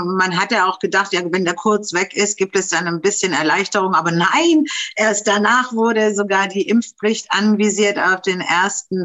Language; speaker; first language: German; non-native, fluent; Romanian